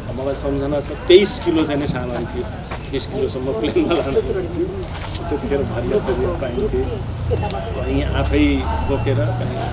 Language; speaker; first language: Nepali; non-native, local second language; Maithili